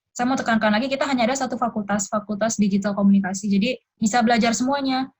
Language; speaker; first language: Indonesian; early bilingual, other home language; Japanese